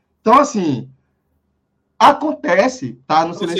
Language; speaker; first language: Portuguese; native; Portuguese